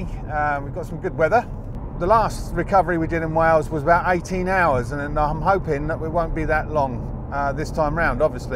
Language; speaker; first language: English; native; English